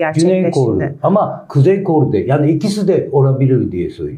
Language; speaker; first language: Turkish; non-native, learner; Japanese